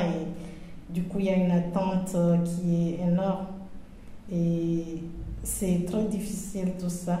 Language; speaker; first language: French; non-native, local second language; Comorian